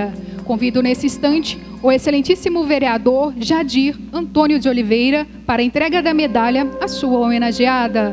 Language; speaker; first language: Portuguese; native; Portuguese